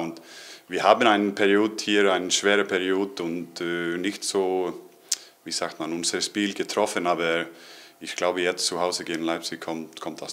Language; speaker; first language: German; non-native, learner; Icelandic